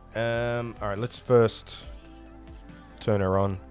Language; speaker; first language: English; native; English